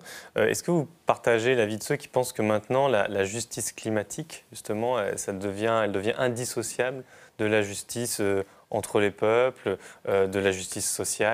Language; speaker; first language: French; native; French